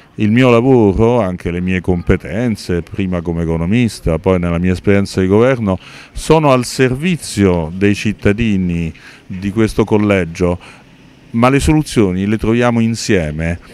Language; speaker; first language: Italian; native; Italian